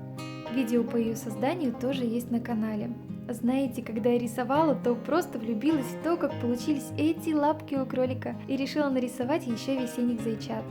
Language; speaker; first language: Russian; native; Russian